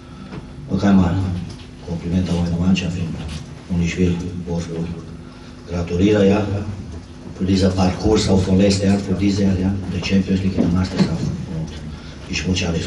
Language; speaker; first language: German; non-native, fluent; Romanian